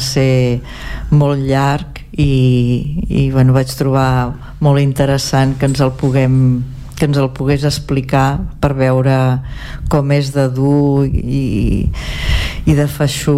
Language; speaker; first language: Catalan; native; Catalan